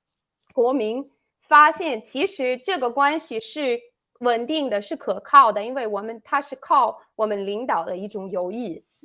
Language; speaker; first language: Chinese; non-native, fluent; Latvian